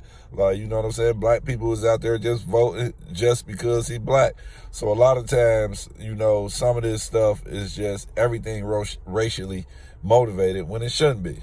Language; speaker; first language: English; native; English